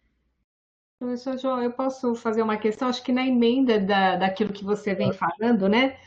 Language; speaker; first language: Portuguese; native; Portuguese